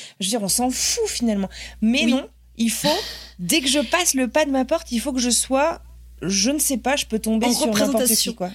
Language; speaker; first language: French; native; French